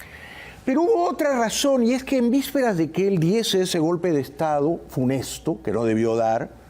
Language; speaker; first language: Spanish; native; Spanish